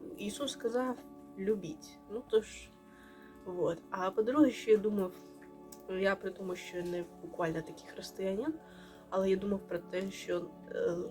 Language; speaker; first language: Ukrainian; non-native, local second language; Russian